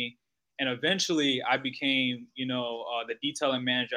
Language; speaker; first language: English; native; English